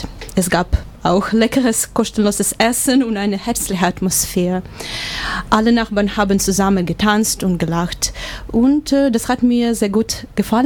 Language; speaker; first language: German; non-native, learner; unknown